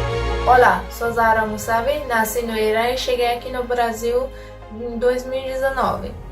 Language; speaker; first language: Portuguese; non-native, fluent; Persian